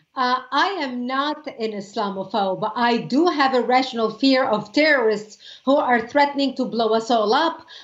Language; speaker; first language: English; non-native, fluent; Arabic